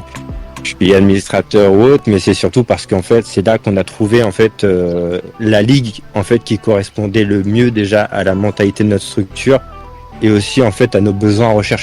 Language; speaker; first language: French; native; French